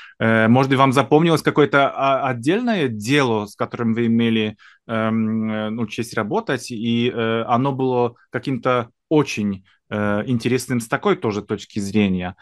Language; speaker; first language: Russian; non-native, fluent; Polish